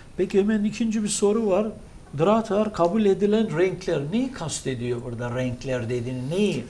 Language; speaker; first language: Turkish; native; Turkish